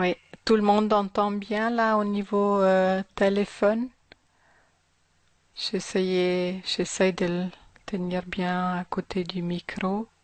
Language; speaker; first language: French; non-native, fluent; German